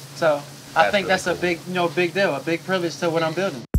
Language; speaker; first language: English; native; English